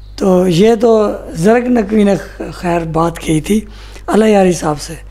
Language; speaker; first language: Urdu; native; Urdu